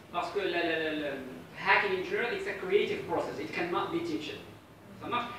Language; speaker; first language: French; non-native, local second language; Arabic